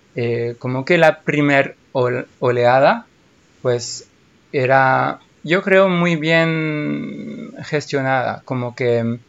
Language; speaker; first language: Spanish; non-native, fluent; French